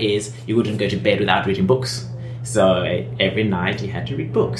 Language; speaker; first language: English; native; English